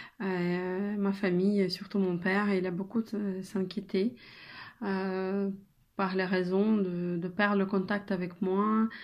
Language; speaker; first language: French; non-native, fluent; Ukrainian